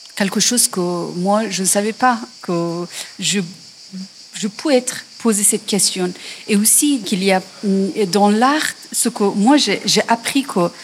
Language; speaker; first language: French; non-native, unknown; Persian